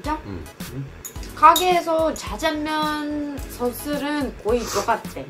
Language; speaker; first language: Korean; non-native, fluent; Russian